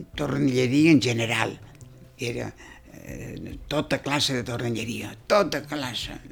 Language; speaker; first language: Catalan; native; Catalan